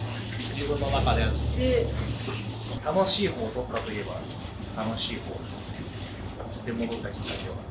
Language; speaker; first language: Japanese; native; Japanese